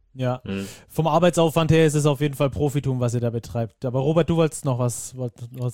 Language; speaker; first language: German; native; German